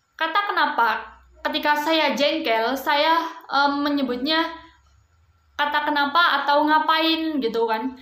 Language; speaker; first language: Indonesian; non-native, local second language; Javanese